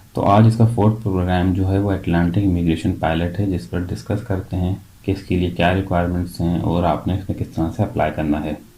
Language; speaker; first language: Hindi; native; Hindi